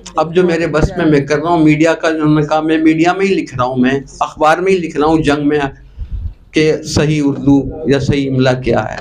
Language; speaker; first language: Urdu; non-native, local second language; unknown